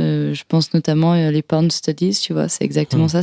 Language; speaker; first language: French; native; French